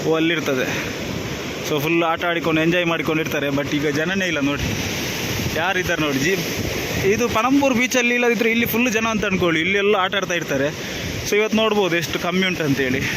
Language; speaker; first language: Kannada; native; Kannada